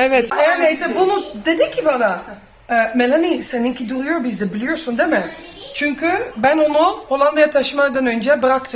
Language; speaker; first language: Turkish; early bilingual, heritage; Turkish